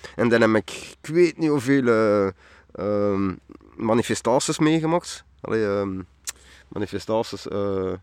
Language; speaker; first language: Dutch; non-native, local second language; French